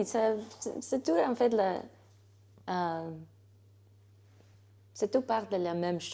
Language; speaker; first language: French; non-native, fluent; Spanish